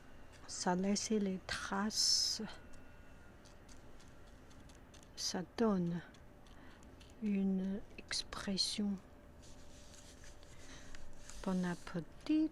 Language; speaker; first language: French; non-native, fluent; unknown